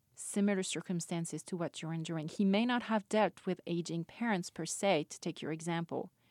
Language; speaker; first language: English; non-native, fluent; French